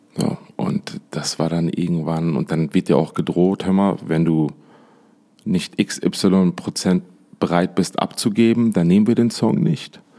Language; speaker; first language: German; native; German